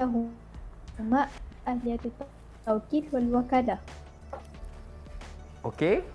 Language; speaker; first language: Arabic; non-native, learner; Malay